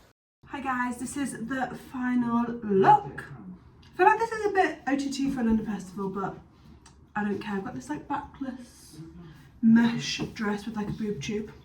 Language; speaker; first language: English; native; English